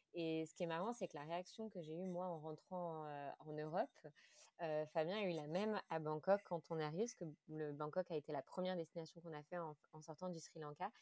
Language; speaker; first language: French; native; French